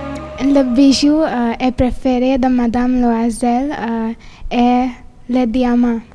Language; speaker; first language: French; non-native, learner; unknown